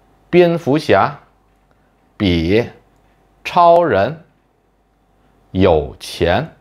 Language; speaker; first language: Chinese; non-native, fluent; Indonesian